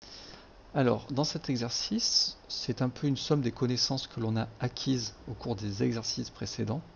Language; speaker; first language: French; native; French